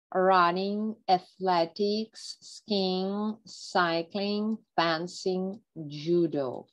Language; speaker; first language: English; non-native, fluent; Ukrainian